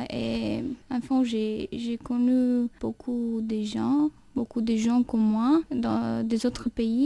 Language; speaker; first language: French; non-native, fluent; Romanian